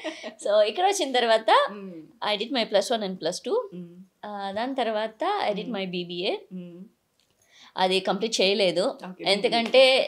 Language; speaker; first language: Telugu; non-native, learner; Malayalam